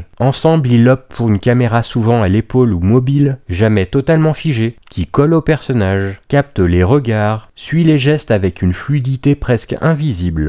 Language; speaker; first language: French; native; French